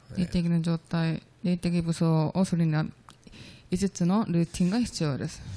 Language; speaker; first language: Japanese; non-native, learner; Korean